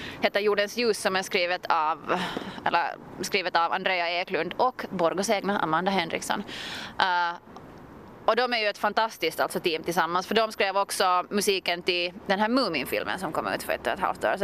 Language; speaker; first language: Swedish; native; Swedish